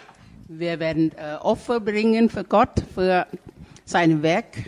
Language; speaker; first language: German; non-native, fluent; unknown